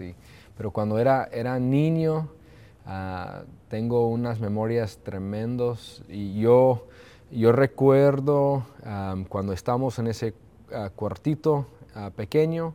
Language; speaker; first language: Spanish; early bilingual, heritage; Spanish